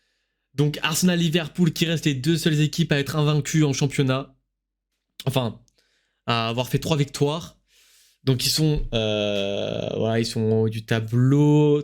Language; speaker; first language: French; native; French